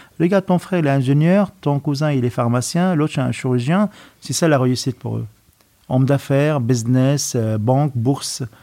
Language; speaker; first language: French; non-native, fluent; Arabic